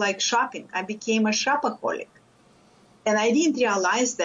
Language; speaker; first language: English; non-native, fluent; Lithuanian